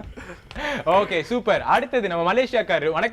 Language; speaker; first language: Tamil; native; Tamil